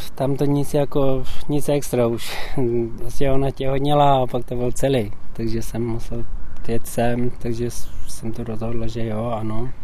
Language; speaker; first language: Czech; non-native, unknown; Tibetan